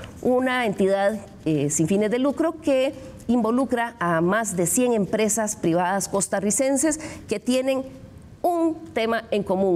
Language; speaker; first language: Spanish; native; Spanish